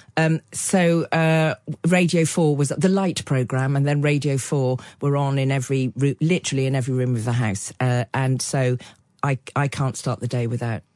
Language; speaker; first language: English; native; English